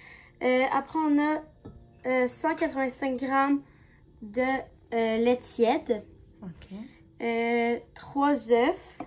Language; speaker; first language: French; non-native, local second language; Arabic